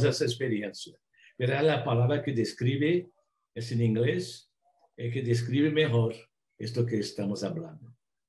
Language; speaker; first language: Spanish; non-native, fluent; Portuguese